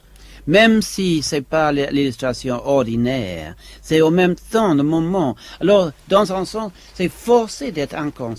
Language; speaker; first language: French; non-native, fluent; English